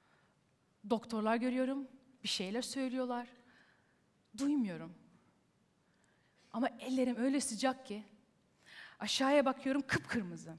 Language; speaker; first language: Turkish; early bilingual, heritage; Turkish